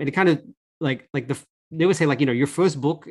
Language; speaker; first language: English; native; English